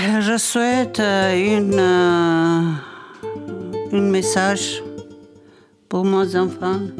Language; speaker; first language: French; non-native, learner; Armenian